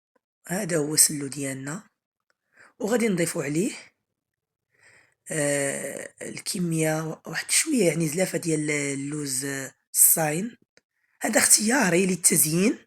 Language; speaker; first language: Arabic; native; Arabic